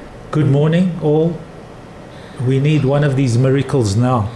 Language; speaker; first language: English; native; English